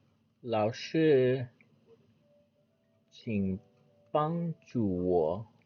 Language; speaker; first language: Chinese; non-native, learner; English